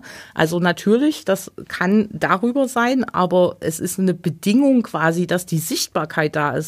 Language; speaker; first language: German; native; German